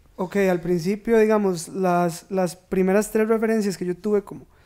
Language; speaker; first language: Spanish; native; Spanish